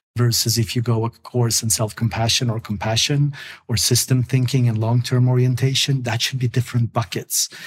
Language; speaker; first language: English; non-native, fluent; Swedish